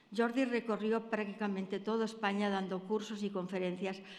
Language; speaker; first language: Spanish; native; Spanish